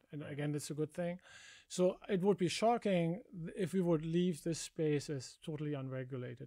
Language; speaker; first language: English; non-native, fluent; German